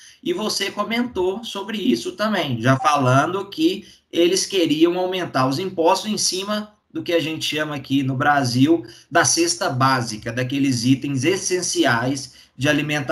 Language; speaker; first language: Portuguese; native; Portuguese